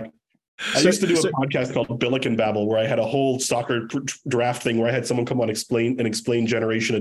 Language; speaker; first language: English; native; English